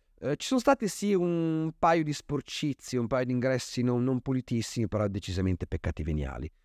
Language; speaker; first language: Italian; native; Italian